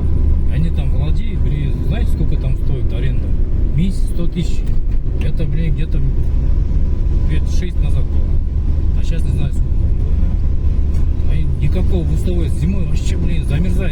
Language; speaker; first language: Russian; non-native, local second language; Kyrgyz